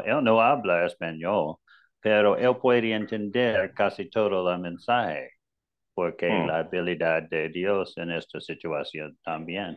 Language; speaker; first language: Spanish; non-native, learner; English